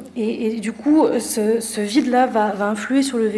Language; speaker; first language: French; native; French